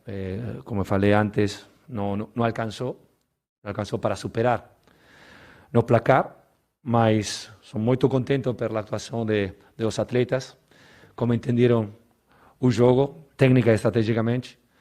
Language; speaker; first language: Portuguese; non-native, learner; Spanish